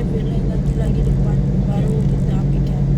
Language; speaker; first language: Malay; non-native, local second language; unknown